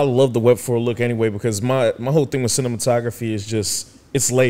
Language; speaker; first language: English; native; English